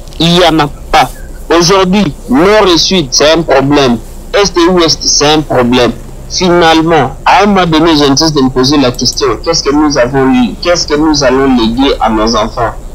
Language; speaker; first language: French; non-native, local second language; Luba-Lulua